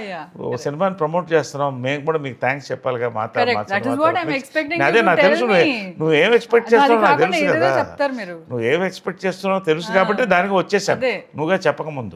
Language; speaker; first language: Telugu; native; Telugu